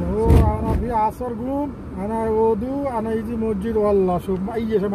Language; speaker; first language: Arabic; non-native, learner; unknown